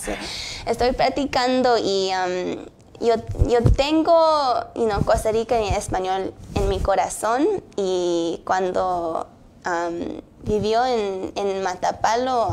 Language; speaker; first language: Spanish; early bilingual, heritage; English